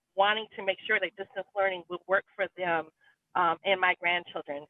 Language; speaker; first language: English; native; English